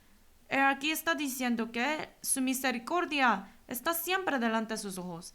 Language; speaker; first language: Spanish; non-native, fluent; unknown